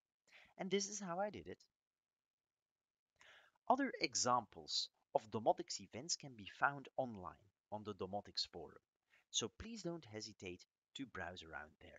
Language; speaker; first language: English; non-native, fluent; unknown